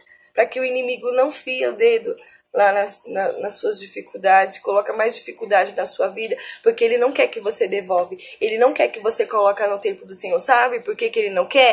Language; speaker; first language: Portuguese; native; Portuguese